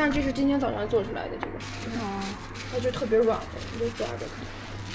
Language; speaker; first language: Chinese; native; Chinese